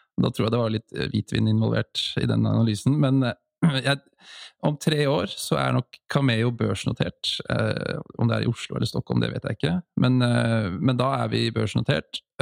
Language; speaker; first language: Norwegian; native; Norwegian